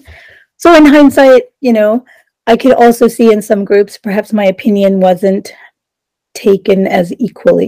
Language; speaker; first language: English; non-native, local second language; Sinhala